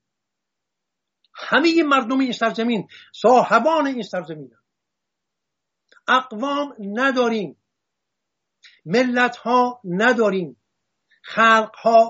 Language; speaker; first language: Persian; non-native, local second language; Assyrian Neo-Aramaic